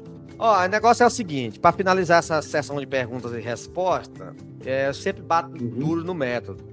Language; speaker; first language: Portuguese; native; Portuguese